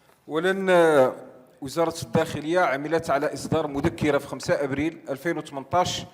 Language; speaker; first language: Arabic; native; Arabic